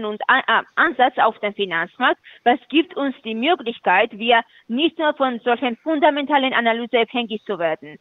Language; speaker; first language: German; non-native, fluent; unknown